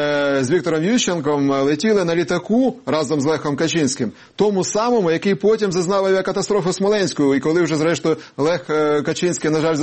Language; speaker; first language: Ukrainian; native; Ukrainian